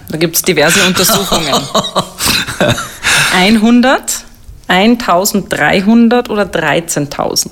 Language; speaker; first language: German; native; German